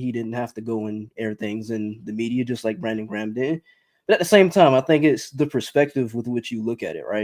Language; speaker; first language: English; native; English